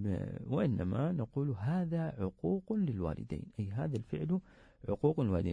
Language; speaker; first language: Arabic; native; Arabic